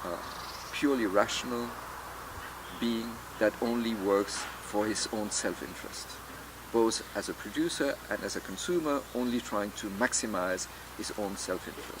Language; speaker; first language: English; non-native, fluent; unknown